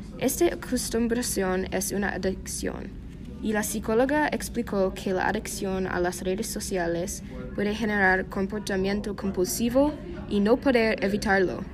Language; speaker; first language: Spanish; non-native, learner; English